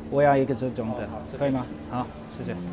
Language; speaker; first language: Chinese; non-native, fluent; English